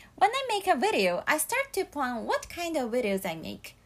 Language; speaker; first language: English; non-native, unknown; Japanese